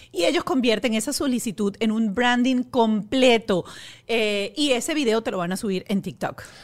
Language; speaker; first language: Spanish; native; Spanish